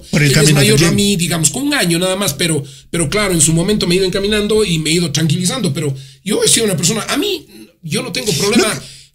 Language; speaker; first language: Spanish; native; Spanish